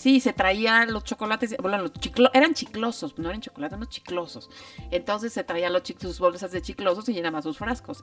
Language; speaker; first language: Spanish; native; Spanish